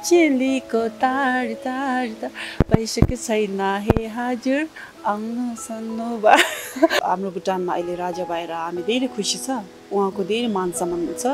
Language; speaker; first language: Nepali; non-native, fluent; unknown